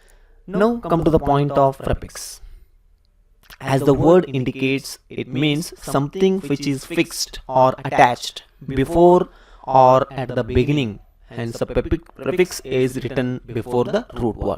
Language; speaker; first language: English; non-native, local second language; Kannada